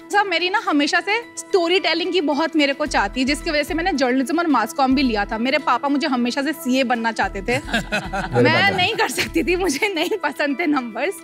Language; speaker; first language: Hindi; native; Hindi